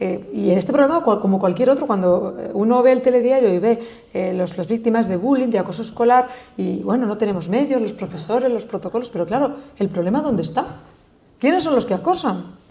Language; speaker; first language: Spanish; native; Spanish